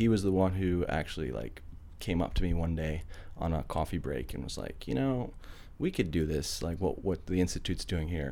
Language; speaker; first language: English; native; English